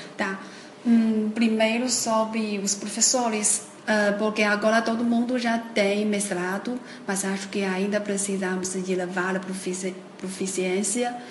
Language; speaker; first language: Portuguese; non-native, fluent; Chinese